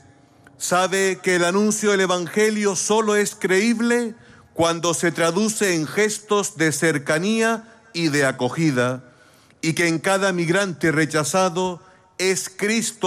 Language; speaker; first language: Spanish; native; Spanish